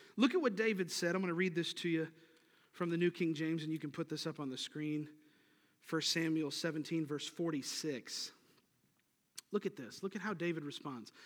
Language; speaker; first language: English; native; English